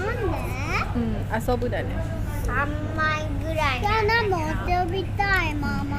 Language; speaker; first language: Japanese; early bilingual, heritage; Japanese